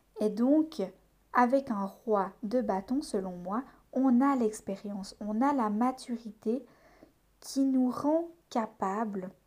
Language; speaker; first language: French; native; French